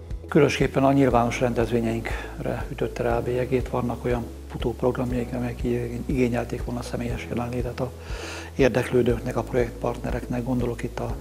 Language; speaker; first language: Hungarian; native; Hungarian